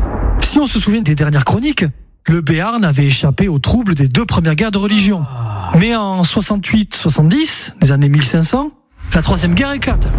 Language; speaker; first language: French; native; French